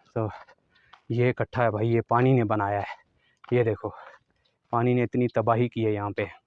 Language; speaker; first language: Urdu; non-native, local second language; Northern Hindko